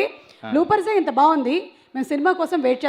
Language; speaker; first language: Telugu; native; Telugu